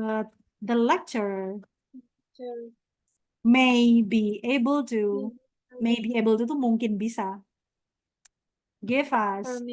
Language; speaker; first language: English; non-native, fluent; Indonesian